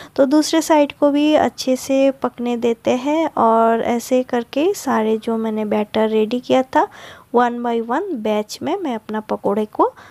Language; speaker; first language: Hindi; non-native, local second language; Bangla